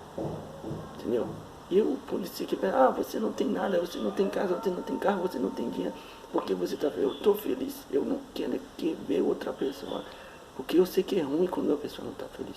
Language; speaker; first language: Portuguese; non-native, fluent; Haitian Creole